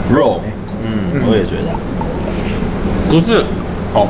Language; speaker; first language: Chinese; non-native, fluent; Japanese